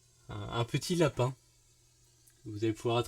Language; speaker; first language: French; native; French